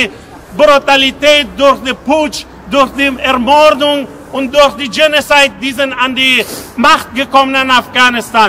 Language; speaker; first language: German; non-native, fluent; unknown